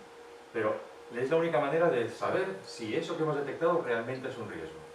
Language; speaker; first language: Spanish; native; Spanish